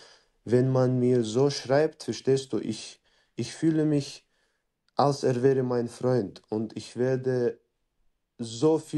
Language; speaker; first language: German; non-native, fluent; Chechen